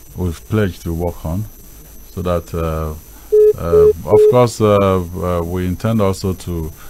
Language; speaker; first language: English; non-native, local second language; Yoruba